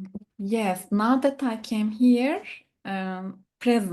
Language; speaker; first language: English; non-native, learner; Turkish